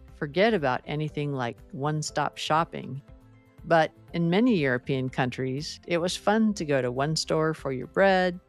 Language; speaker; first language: English; native; English